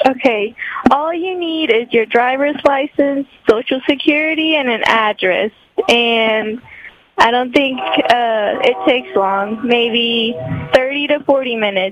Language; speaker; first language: English; early bilingual, other home language; Spanish